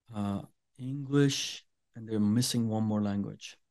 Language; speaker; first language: English; non-native, fluent; Persian